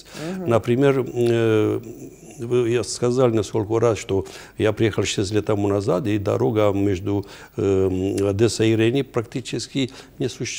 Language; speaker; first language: Russian; non-native, fluent; Romanian